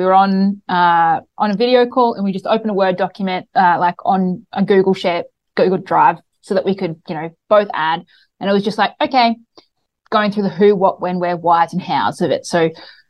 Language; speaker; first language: English; native; English